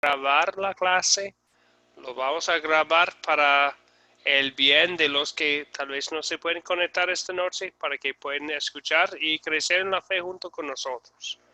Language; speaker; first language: Spanish; non-native, fluent; English